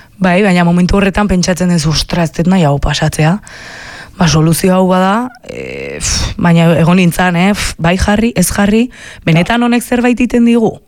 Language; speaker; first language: Basque; native; Basque